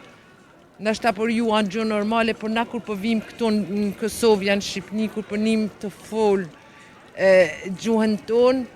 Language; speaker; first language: Albanian; early bilingual, heritage; Albanian